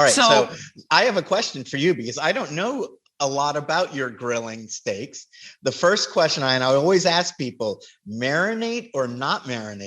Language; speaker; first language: English; native; English